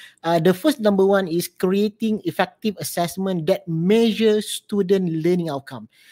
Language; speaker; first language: English; non-native, local second language; Malay